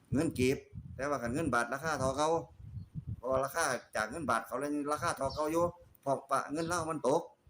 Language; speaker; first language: Thai; native; Thai